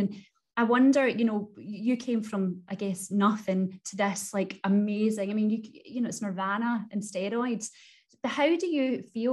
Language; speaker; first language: English; native; English